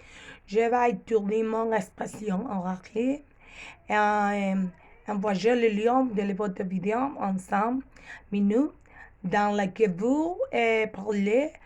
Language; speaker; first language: French; non-native, learner; Spanish